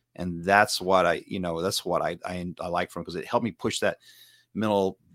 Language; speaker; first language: English; native; English